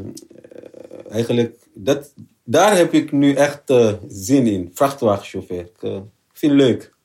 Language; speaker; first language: Dutch; non-native, learner; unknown